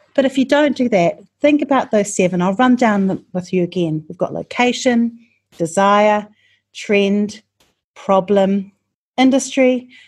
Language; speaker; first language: English; native; English